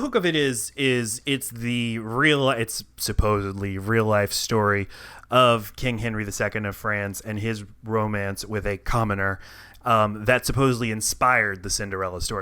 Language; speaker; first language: English; native; English